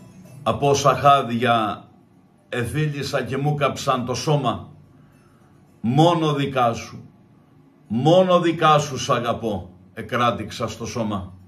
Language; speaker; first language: Greek; native; Greek